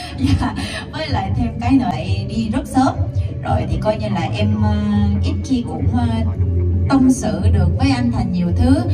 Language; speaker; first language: Vietnamese; non-native, fluent; Korean